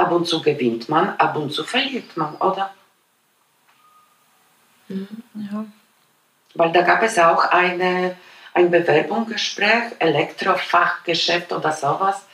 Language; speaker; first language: German; non-native, fluent; Polish